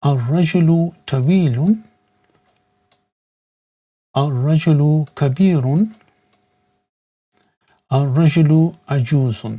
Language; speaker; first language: Arabic; non-native, fluent; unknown